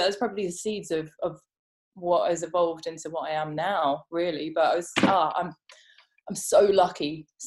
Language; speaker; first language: English; native; English